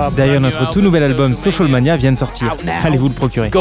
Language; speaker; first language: French; non-native, fluent; English